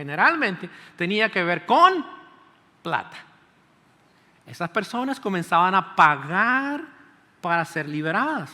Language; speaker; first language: Spanish; native; Spanish